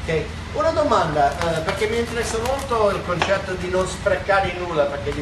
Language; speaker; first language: Italian; non-native, fluent; English